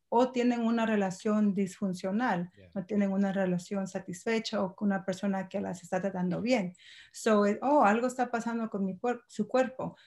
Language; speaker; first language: Spanish; early bilingual, heritage; Spanish